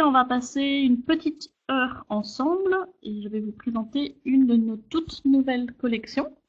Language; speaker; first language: French; native; French